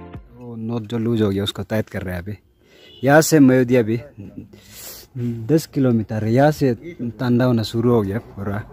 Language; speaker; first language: Hindi; non-native, local second language; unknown